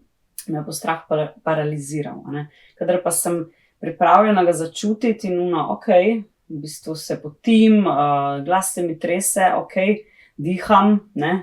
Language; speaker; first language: Slovenian; native; Slovenian